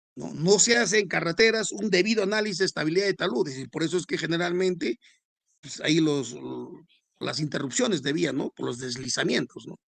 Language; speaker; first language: Spanish; native; Spanish